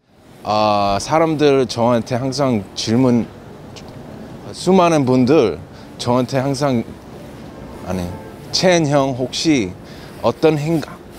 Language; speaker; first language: Korean; early bilingual, heritage; Korean